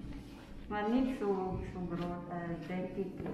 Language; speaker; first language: Dutch; non-native, learner; Filipino